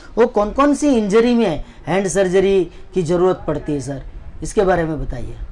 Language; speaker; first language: Hindi; non-native, local second language; Gujarati